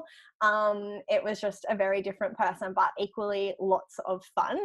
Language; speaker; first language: English; native; English